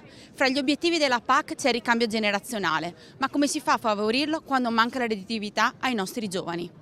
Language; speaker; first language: Italian; native; Italian